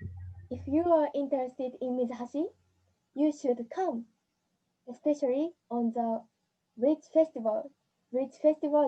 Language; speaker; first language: English; non-native, learner; Japanese